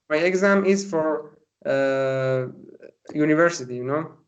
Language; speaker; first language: English; non-native, learner; Persian